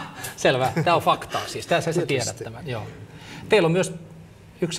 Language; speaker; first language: Finnish; native; Finnish